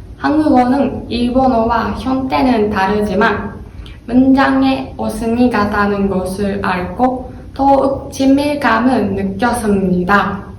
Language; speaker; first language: Korean; non-native, learner; Japanese